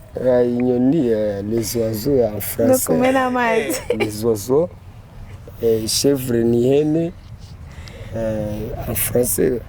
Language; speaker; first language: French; non-native, learner; Kinyarwanda